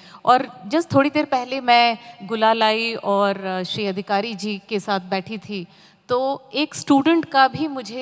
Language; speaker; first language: Hindi; native; Hindi